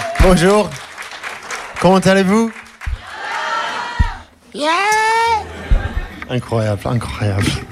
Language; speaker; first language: French; non-native, fluent; English